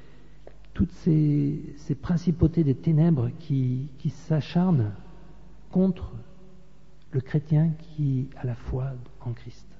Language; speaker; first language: French; native; French